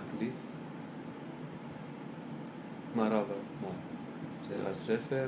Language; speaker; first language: Hebrew; non-native, learner; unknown